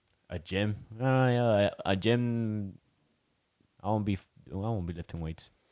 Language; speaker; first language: English; early bilingual, other home language; Spanish